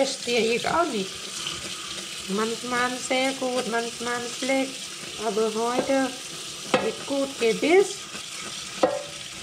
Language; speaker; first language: German; non-native, learner; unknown